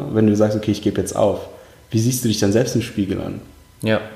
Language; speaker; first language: German; early bilingual, other home language; Russian